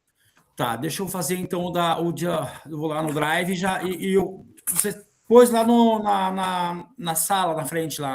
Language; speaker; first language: Portuguese; native; Portuguese